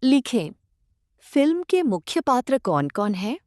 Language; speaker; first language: Hindi; non-native, local second language; Malayalam